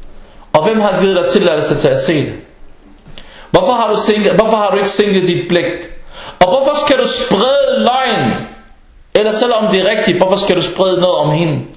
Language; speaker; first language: Danish; non-native, local second language; Arabic